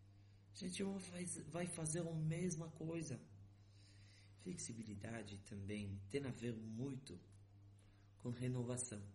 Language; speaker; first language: Portuguese; non-native, fluent; Hebrew